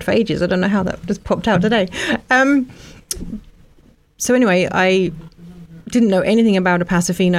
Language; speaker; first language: English; native; English